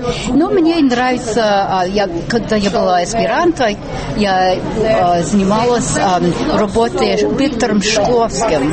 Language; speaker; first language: Russian; non-native, learner; English